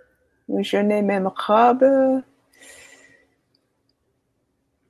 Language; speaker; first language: French; non-native, learner; English